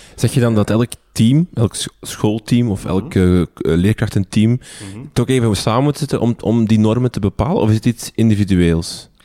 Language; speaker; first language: Dutch; native; Dutch